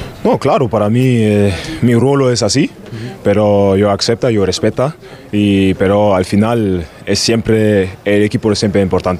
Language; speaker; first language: Spanish; non-native, learner; German